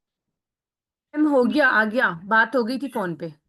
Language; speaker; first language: Hindi; native; Hindi